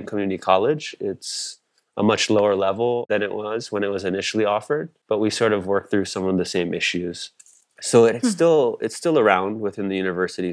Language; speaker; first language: English; native; English